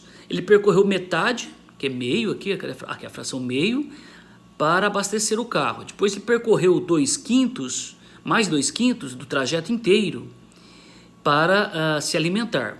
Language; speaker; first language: Portuguese; native; Portuguese